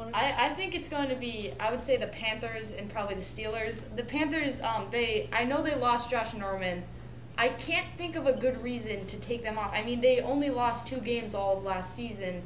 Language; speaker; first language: English; native; English